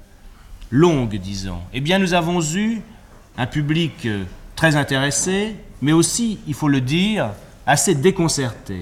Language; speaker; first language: French; native; French